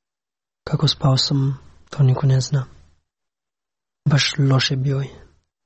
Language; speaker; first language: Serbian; non-native, learner; Pashto